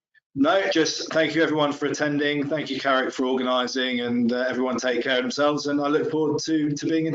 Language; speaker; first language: English; native; English